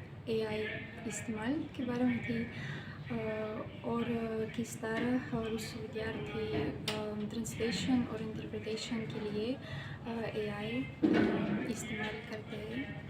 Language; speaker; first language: Hindi; non-native, learner; Russian